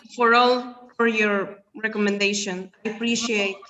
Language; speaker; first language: English; non-native, learner; Spanish